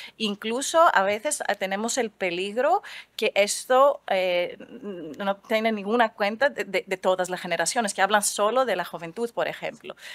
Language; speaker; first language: Spanish; non-native, fluent; Greek